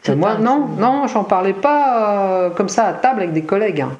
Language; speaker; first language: French; native; French